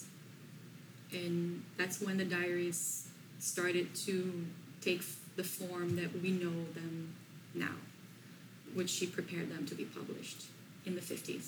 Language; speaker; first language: English; non-native, fluent; Portuguese